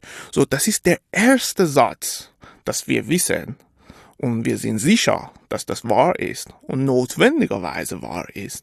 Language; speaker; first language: German; non-native, fluent; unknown